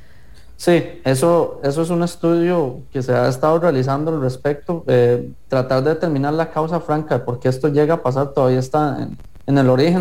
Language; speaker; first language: Spanish; native; Spanish